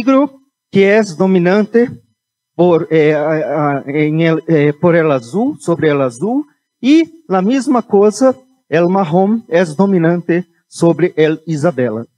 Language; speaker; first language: Spanish; non-native, fluent; Portuguese